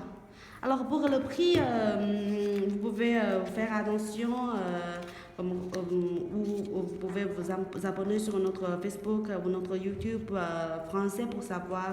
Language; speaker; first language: French; non-native, learner; Chinese